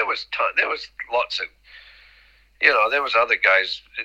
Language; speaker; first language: English; native; English